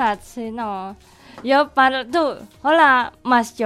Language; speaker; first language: Catalan; non-native, learner; Indonesian